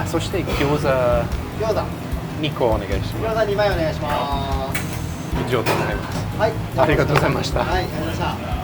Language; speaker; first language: Japanese; non-native, learner; English